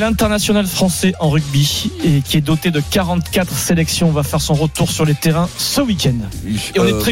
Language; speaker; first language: French; native; French